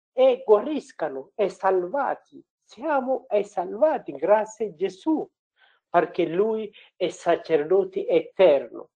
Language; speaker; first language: Italian; non-native, learner; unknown